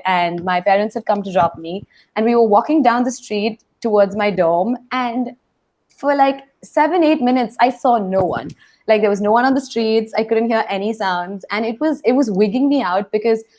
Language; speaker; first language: English; non-native, local second language; Hindi